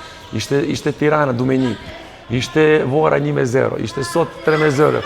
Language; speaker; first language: Albanian; non-native, learner; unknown